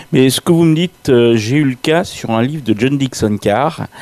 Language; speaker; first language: French; native; French